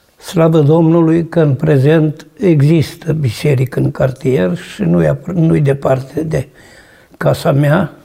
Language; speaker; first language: Romanian; native; Romanian